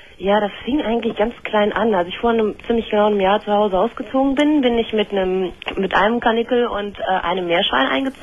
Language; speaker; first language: German; native; German